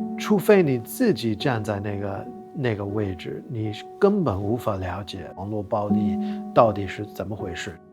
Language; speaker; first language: Chinese; non-native, fluent; English